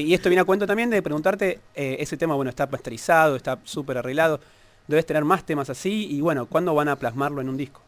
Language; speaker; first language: Spanish; native; Spanish